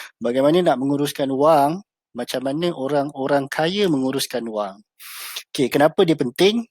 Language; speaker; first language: Malay; native; Malay